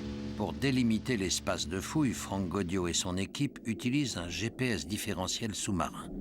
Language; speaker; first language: French; native; French